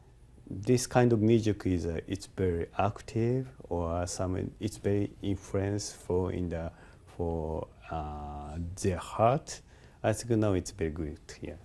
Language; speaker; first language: English; non-native, learner; Japanese